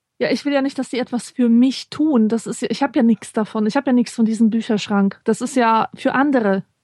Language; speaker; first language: German; early bilingual, other home language; Polish